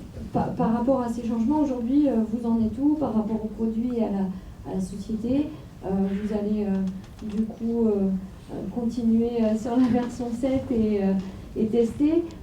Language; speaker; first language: French; native; French